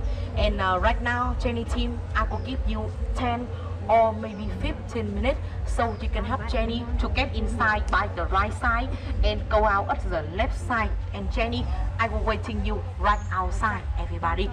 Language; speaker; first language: English; non-native, learner; Vietnamese